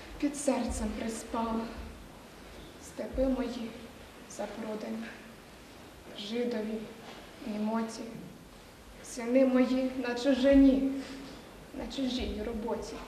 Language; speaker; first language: Ukrainian; native; Ukrainian